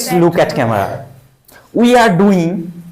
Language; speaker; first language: English; non-native, fluent; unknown